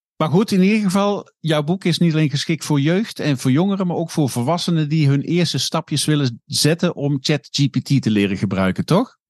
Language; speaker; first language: Dutch; native; Dutch